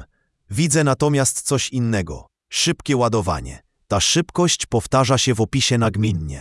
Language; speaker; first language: Polish; native; Polish